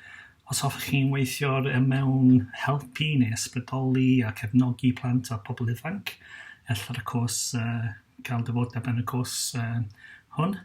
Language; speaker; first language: Welsh; non-native, local second language; English